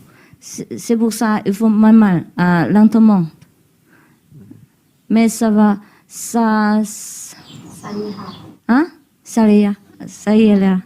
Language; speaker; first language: French; non-native, learner; Chinese